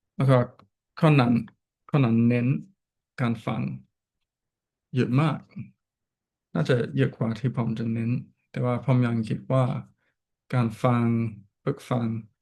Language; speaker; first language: Thai; non-native, learner; English